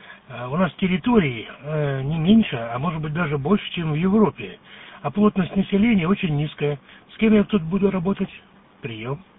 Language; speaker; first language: Russian; native; Russian